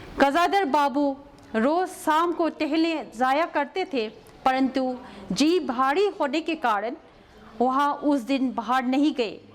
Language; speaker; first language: Hindi; non-native, local second language; Manipuri